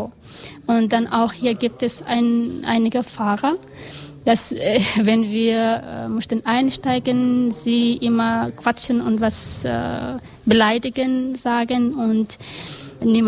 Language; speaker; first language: German; non-native, learner; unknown